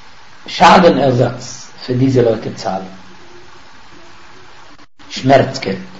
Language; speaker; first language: German; non-native, fluent; Arabic